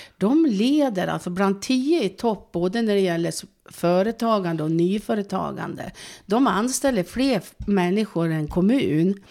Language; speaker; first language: Swedish; native; Swedish